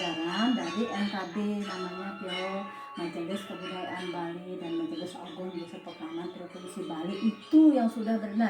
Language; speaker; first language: Indonesian; non-native, local second language; Balinese